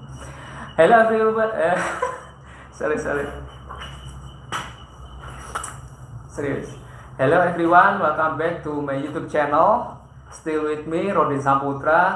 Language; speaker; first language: English; non-native, learner; Indonesian